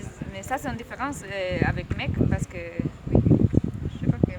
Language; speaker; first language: French; non-native, learner; Spanish